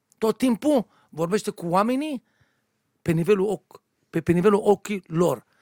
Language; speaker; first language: Romanian; non-native, learner; Hebrew